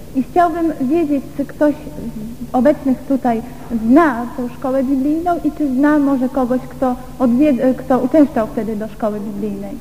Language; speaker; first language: Polish; native; Polish